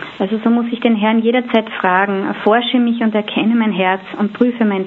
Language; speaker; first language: German; native; German